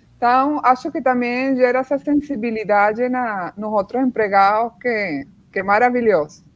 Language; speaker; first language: Portuguese; non-native, fluent; Spanish